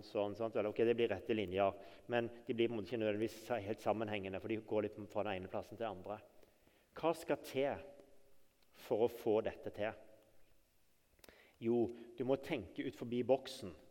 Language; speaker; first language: Norwegian; native; Norwegian